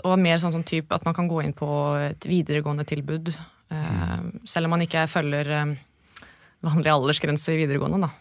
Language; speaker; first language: Norwegian; native; Norwegian